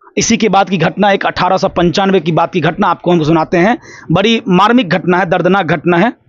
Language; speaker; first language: Hindi; native; Hindi